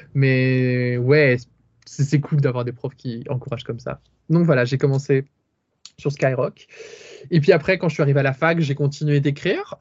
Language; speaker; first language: French; native; French